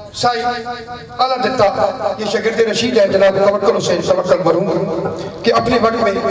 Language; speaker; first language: Urdu; non-native, local second language; Punjabi